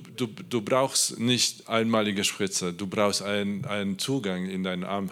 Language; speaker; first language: German; non-native, learner; Polish